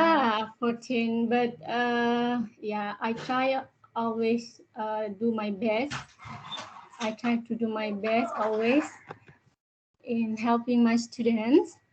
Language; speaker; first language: English; non-native, learner; Indonesian